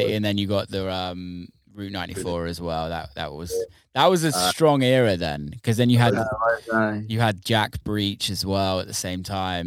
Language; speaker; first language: English; native; English